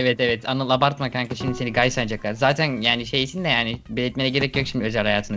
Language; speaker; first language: Turkish; native; Turkish